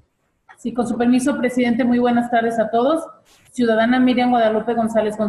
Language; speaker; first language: Spanish; native; Spanish